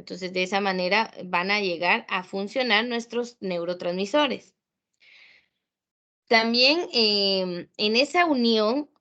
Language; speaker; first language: Spanish; native; Spanish